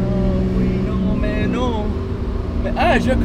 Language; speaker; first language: French; non-native, learner; English